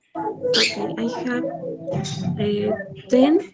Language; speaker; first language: English; non-native, learner; Spanish